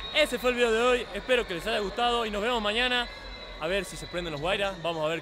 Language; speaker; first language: Spanish; native; Spanish